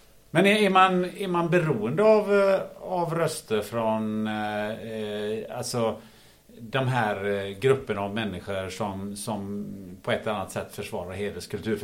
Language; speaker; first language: Swedish; native; Swedish